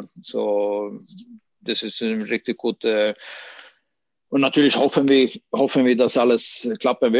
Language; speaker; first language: German; non-native, fluent; Swedish